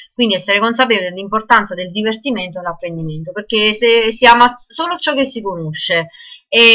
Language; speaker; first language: Italian; non-native, local second language; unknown